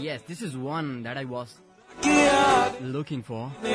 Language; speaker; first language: English; non-native, local second language; Hindi